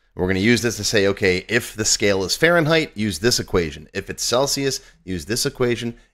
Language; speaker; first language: English; native; English